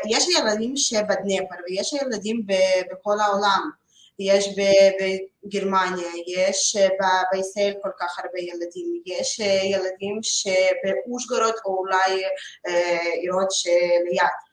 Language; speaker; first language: Hebrew; non-native, learner; Russian